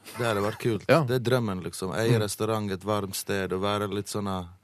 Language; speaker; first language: Norwegian; early bilingual, other home language; Bosnian